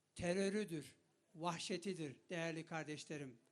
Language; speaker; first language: Turkish; non-native, local second language; Kurdish